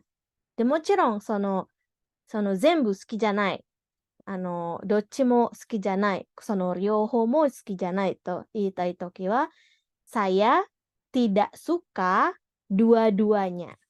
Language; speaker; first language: Japanese; non-native, fluent; Indonesian